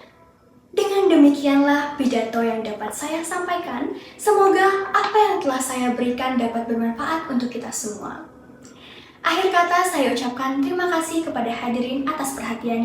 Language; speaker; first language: Indonesian; native; Indonesian